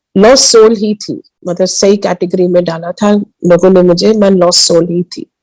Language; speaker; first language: Hindi; early bilingual, heritage; Hindi